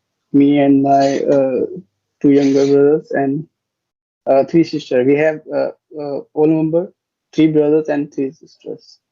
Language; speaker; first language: English; non-native, learner; Hindi